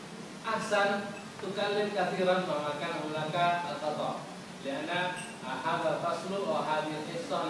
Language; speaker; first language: Arabic; non-native, learner; Indonesian